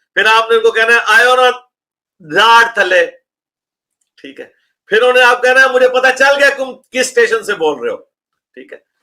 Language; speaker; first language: Urdu; non-native, local second language; Punjabi